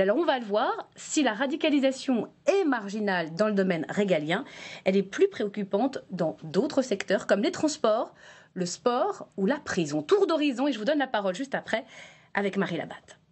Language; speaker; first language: French; native; French